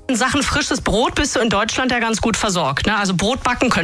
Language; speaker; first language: German; native; German